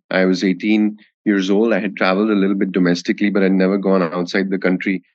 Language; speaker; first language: English; non-native, local second language; Hindi